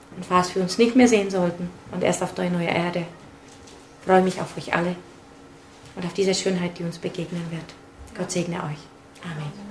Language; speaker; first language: German; early bilingual, other home language; Czech